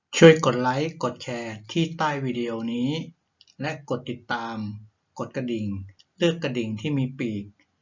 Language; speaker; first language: Thai; native; Thai